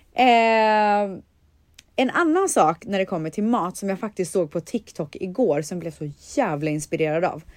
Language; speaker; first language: Swedish; native; Swedish